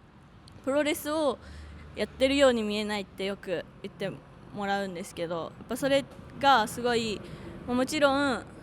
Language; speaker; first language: Japanese; native; Japanese